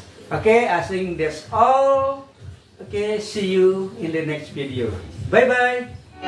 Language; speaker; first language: English; non-native, fluent; Indonesian